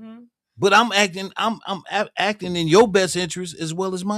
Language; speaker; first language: English; native; English